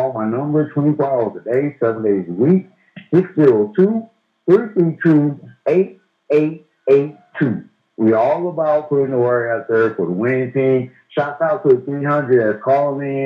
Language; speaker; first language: English; native; English